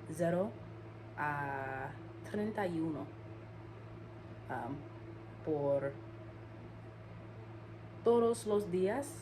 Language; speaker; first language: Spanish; non-native, learner; English